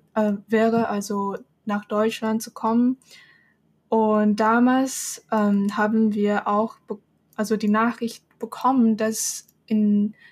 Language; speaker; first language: German; non-native, fluent; Chinese